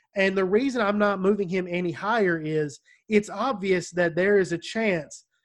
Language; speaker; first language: English; native; English